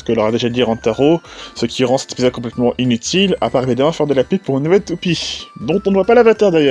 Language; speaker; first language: French; native; French